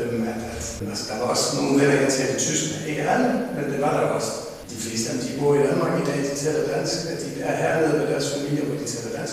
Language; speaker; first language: Danish; native; Danish